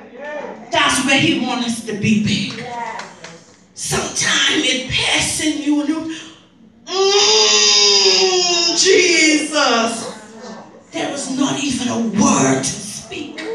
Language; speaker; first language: English; native; English